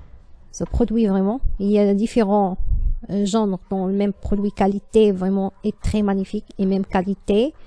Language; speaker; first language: French; non-native, learner; Arabic